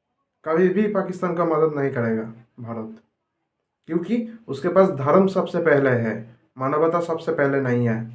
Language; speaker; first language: Hindi; non-native, local second language; Nepali